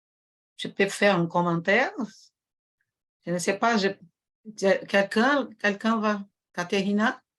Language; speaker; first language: French; non-native, fluent; Portuguese